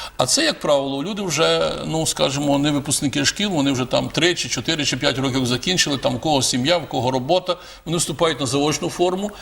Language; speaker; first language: Ukrainian; native; Ukrainian